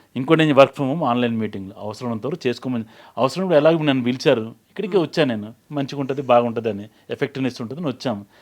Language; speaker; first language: Telugu; native; Telugu